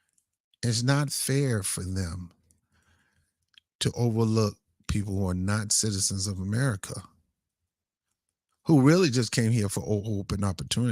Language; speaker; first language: English; native; English